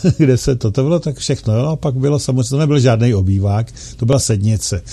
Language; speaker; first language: Czech; native; Czech